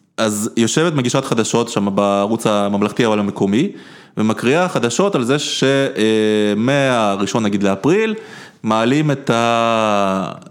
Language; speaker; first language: Hebrew; early bilingual, other home language; Russian